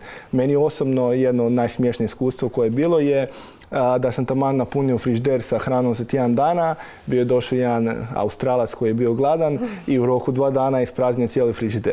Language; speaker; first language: Croatian; native; Croatian